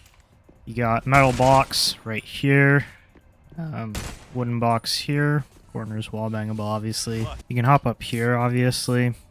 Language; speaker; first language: English; native; English